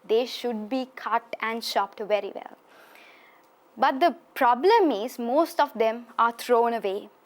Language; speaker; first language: English; non-native, local second language; Sinhala